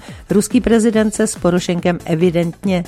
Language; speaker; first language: Czech; native; Czech